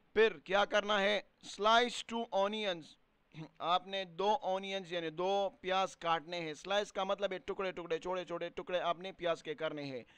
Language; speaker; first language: Urdu; non-native, local second language; Punjabi